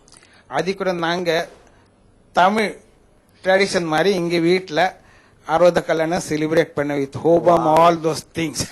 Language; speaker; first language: Tamil; non-native, fluent; Marathi